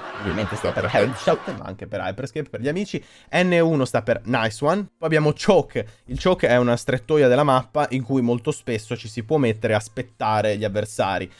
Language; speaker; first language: Italian; native; Italian